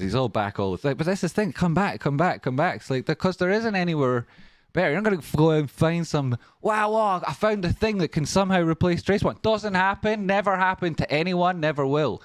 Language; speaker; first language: English; native; English